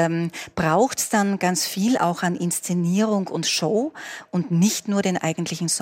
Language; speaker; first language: German; native; German